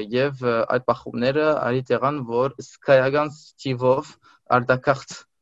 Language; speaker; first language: Armenian; early bilingual, heritage; Armenian